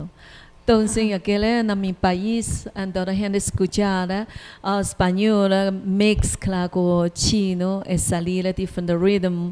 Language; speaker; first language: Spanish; non-native, learner; Chinese